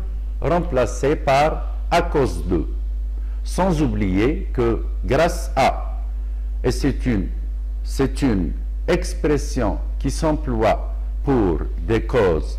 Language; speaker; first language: French; non-native, local second language; Arabic